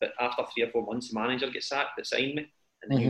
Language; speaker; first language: English; native; English